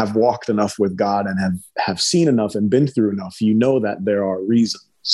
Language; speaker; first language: English; early bilingual, other home language; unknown